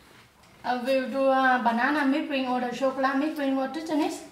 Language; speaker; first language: German; non-native, learner; Vietnamese